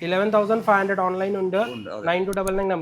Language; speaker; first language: Malayalam; non-native, fluent; Hindi